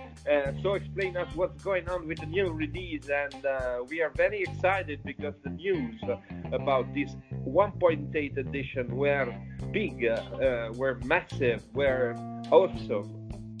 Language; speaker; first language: English; non-native, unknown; Italian